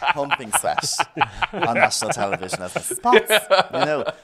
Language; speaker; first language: English; native; English